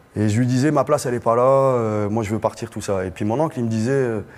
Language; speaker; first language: French; non-native, local second language; Arabic